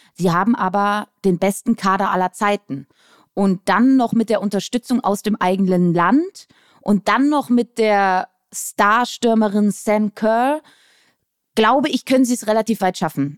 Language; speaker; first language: German; native; German